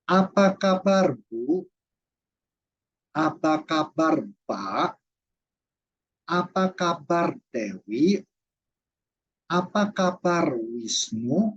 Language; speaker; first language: Indonesian; non-native, fluent; Chinese